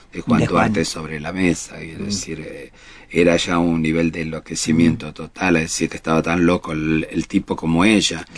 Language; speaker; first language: Spanish; native; Spanish